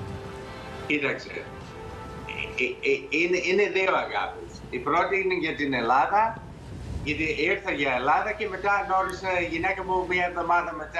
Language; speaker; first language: Greek; non-native, fluent; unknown